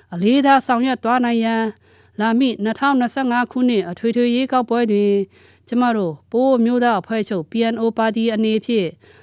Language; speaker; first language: Burmese; non-native, local second language; Pa'o Karen